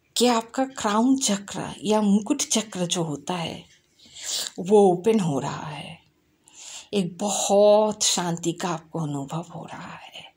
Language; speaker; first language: Hindi; non-native, local second language; Bangla